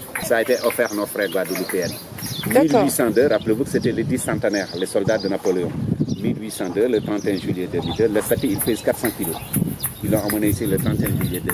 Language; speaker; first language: French; non-native, local second language; Wolof